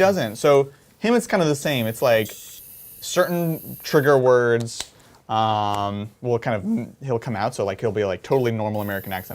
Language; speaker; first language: English; native; English